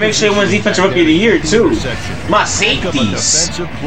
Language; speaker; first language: English; native; English